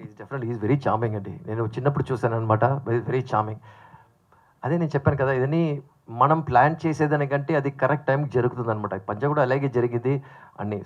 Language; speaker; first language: Telugu; native; Telugu